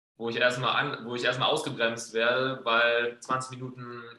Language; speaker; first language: German; native; German